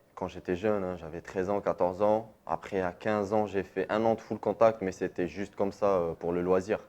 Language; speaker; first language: French; non-native, local second language; Arabic